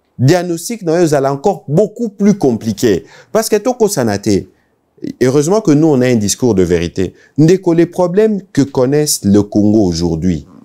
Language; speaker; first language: French; non-native, local second language; Lingala